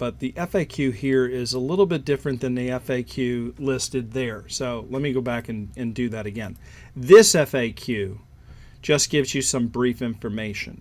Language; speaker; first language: English; native; English